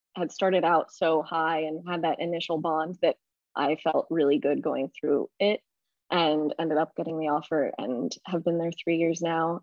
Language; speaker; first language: English; native; English